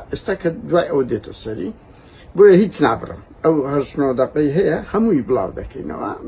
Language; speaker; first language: Central Kurdish; native; Central Kurdish